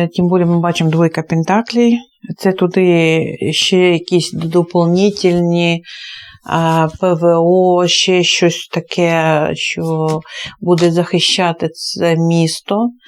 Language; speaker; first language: Ukrainian; non-native, local second language; Russian